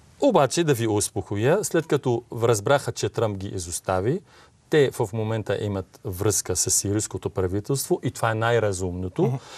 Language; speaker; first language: Bulgarian; non-native, fluent; Arabic